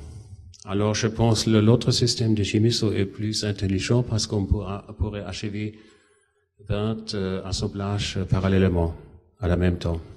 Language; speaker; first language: French; non-native, fluent; German